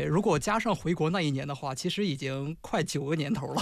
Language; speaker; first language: Chinese; native; Chinese